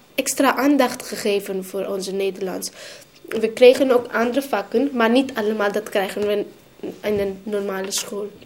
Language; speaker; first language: Dutch; non-native, learner; Hindi